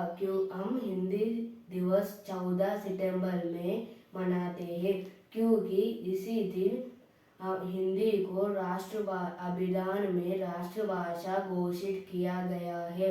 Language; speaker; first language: Hindi; non-native, local second language; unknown